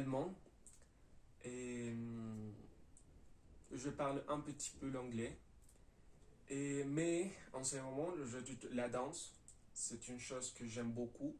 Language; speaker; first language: French; non-native, learner; Spanish